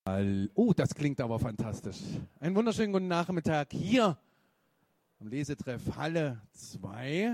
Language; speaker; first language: German; native; German